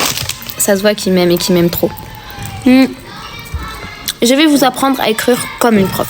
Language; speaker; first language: French; native; French